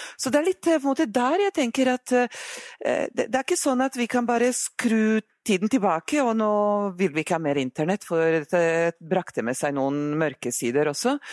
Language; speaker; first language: Norwegian; non-native, fluent; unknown